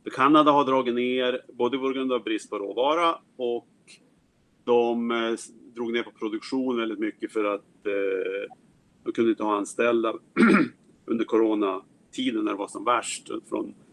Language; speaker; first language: Swedish; native; Swedish